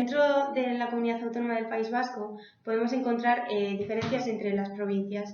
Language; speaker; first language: Spanish; native; Spanish